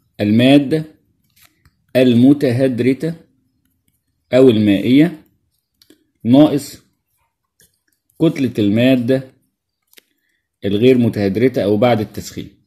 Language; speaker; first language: Arabic; native; Arabic